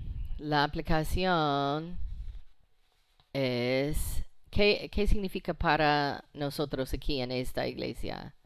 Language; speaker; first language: Spanish; non-native, fluent; English